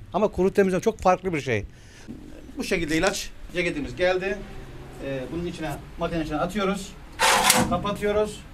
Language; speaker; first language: Turkish; native; Turkish